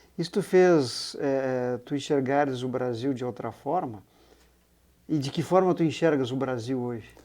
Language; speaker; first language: Portuguese; native; Portuguese